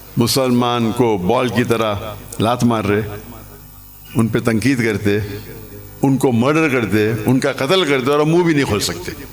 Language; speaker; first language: Urdu; non-native, local second language; English